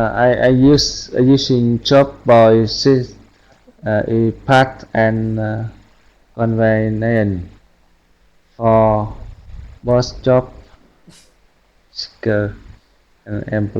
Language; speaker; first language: English; non-native, learner; Vietnamese